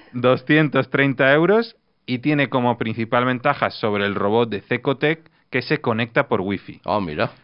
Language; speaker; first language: Spanish; non-native, fluent; Russian